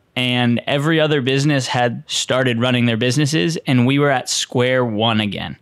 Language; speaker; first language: English; native; English